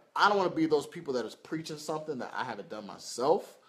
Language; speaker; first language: English; native; English